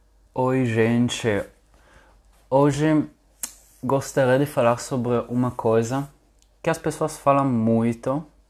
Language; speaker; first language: Portuguese; non-native, fluent; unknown